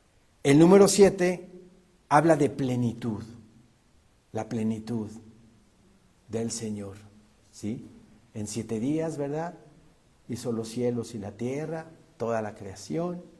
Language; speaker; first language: Spanish; native; Spanish